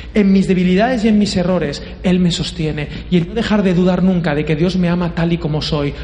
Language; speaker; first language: Spanish; native; Spanish